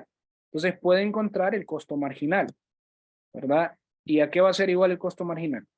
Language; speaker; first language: Spanish; native; Spanish